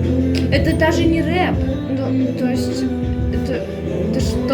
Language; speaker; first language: Russian; native; Russian